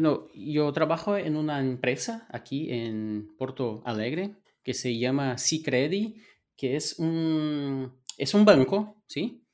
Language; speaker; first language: Spanish; non-native, fluent; Portuguese